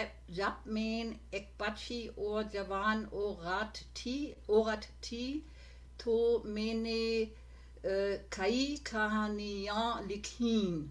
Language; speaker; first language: Hindi; non-native, learner; German